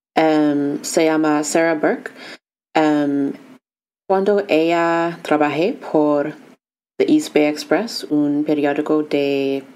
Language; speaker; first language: Spanish; non-native, learner; English